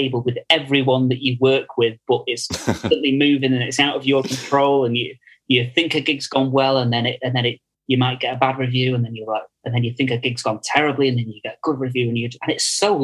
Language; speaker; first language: English; native; English